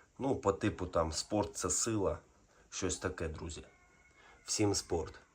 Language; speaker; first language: Ukrainian; native; Ukrainian